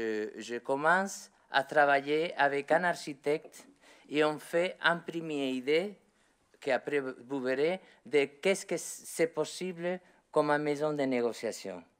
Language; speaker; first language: French; non-native, learner; Spanish